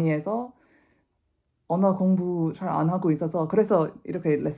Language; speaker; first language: Korean; non-native, fluent; English